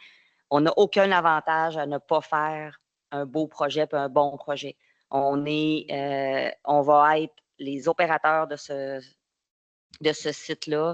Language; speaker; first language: French; native; French